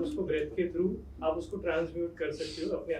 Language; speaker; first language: Hindi; native; Hindi